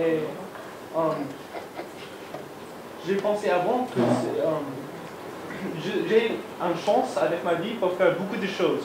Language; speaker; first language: French; non-native, learner; English